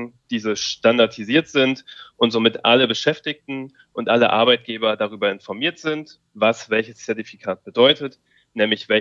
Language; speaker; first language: German; native; German